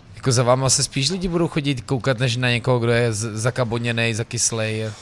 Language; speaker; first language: Czech; native; Czech